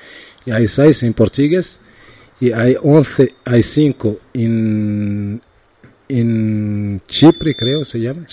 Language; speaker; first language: Spanish; non-native, learner; Arabic